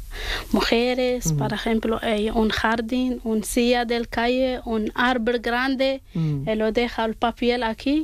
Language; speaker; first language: Spanish; non-native, learner; Arabic